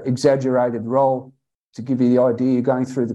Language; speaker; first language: English; native; English